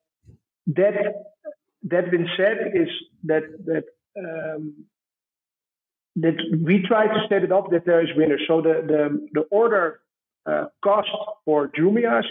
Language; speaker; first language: English; non-native, fluent; Dutch